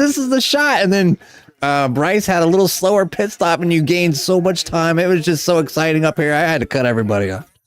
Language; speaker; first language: English; native; English